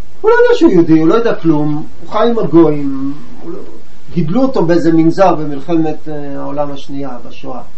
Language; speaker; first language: Hebrew; native; Hebrew